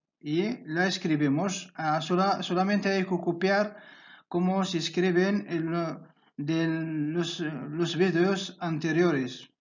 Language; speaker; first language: Spanish; non-native, fluent; Arabic